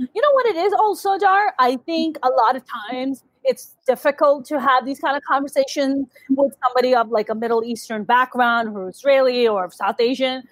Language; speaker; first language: English; early bilingual, other home language; Urdu